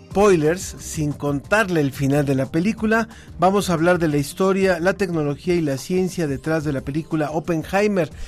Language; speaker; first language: Spanish; native; Spanish